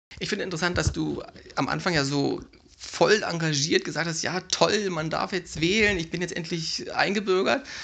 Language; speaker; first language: German; native; German